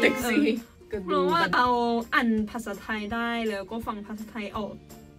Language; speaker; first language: Thai; non-native, learner; Korean